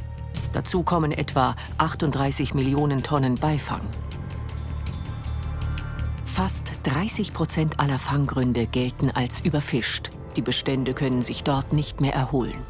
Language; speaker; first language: German; native; German